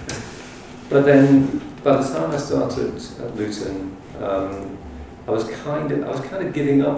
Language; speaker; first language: English; native; English